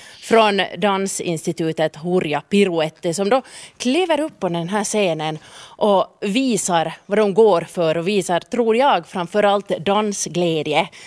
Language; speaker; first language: Swedish; native; Swedish